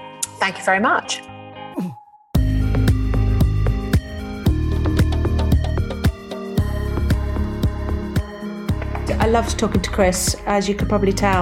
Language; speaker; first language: English; native; English